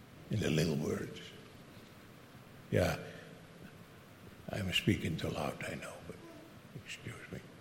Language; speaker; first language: English; non-native, fluent; Dutch